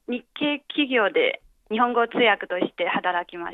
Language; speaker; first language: Japanese; non-native, fluent; Chinese